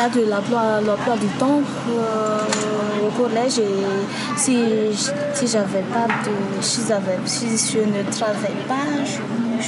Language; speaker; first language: French; non-native, local second language; Malagasy